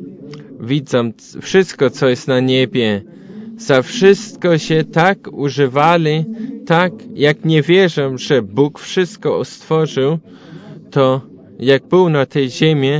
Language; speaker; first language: Polish; non-native, learner; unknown